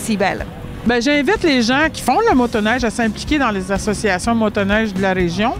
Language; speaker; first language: French; native; French